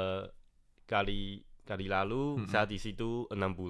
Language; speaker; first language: Indonesian; non-native, fluent; Chinese